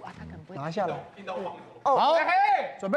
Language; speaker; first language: Chinese; native; Chinese